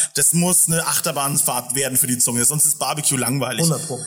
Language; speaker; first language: German; native; German